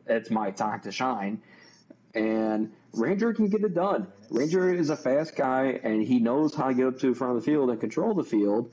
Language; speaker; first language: English; native; English